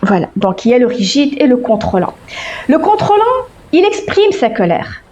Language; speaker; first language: French; non-native, local second language; Arabic